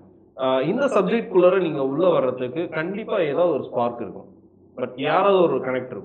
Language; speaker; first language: Tamil; native; Tamil